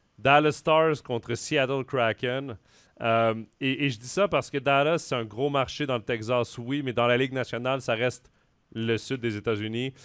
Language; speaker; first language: French; native; French